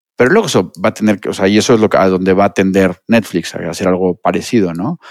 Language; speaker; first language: Spanish; native; Spanish